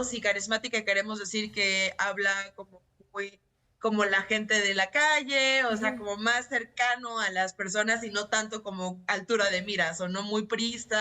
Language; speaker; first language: Spanish; native; Spanish